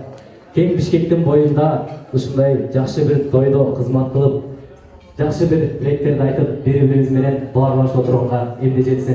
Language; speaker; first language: Kyrgyz; native; Kyrgyz